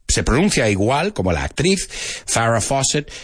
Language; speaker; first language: Spanish; non-native, fluent; English